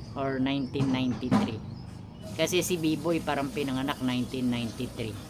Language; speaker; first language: Filipino; native; Filipino